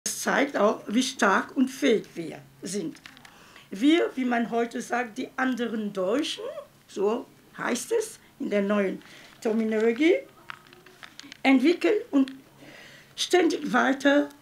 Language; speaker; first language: German; non-native, fluent; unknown